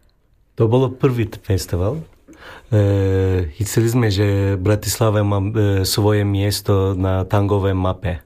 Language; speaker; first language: Slovak; non-native, learner; Turkish